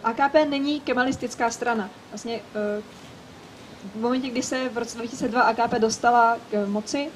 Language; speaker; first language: Czech; native; Czech